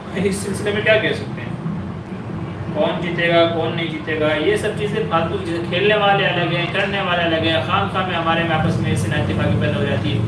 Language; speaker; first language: Urdu; native; Urdu